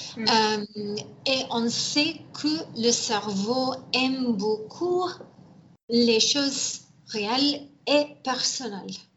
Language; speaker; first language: French; non-native, learner; English